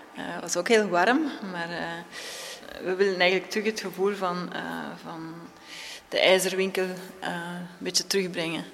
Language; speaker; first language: Dutch; native; Dutch